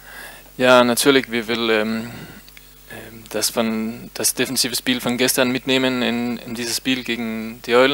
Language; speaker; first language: German; non-native, learner; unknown